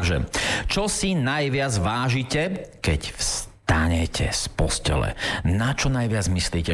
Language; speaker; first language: Slovak; native; Slovak